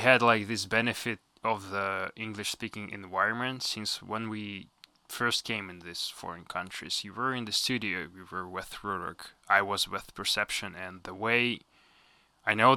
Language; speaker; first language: English; non-native, fluent; Russian